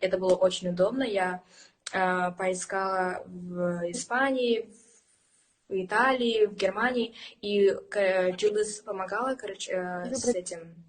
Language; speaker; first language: Russian; early bilingual, heritage; English